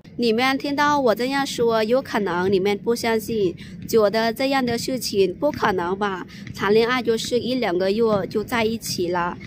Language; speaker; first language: Chinese; non-native, fluent; Lao